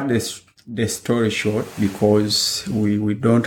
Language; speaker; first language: English; non-native, local second language; Ganda